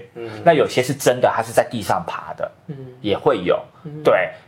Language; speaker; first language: Chinese; native; Chinese